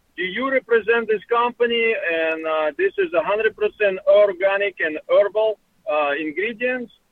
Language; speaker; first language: English; non-native, learner; Russian